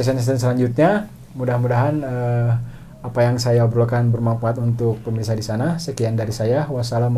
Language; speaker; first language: Indonesian; non-native, local second language; Sundanese